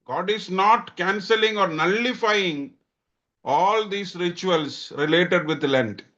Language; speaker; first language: English; non-native, local second language; Malayalam